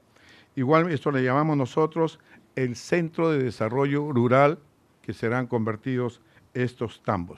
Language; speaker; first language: Spanish; native; Spanish